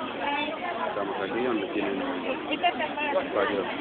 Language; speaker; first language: Spanish; native; Spanish